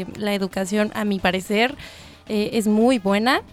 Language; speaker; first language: Spanish; native; Spanish